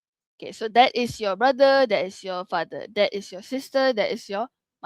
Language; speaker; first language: English; non-native, local second language; Malay